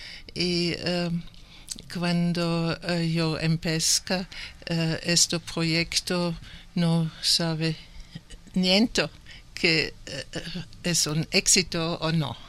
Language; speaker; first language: Spanish; non-native, learner; German